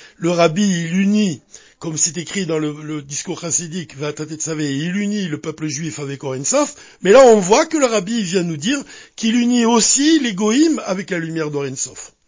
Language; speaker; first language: French; native; French